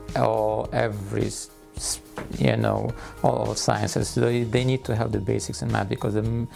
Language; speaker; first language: English; non-native, fluent; Arabic